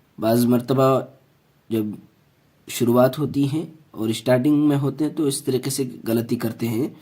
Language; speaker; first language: Urdu; native; Urdu